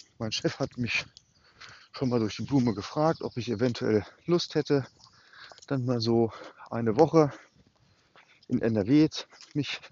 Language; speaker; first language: German; native; German